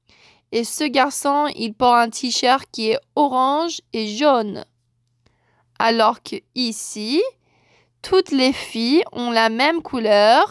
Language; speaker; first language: French; non-native, fluent; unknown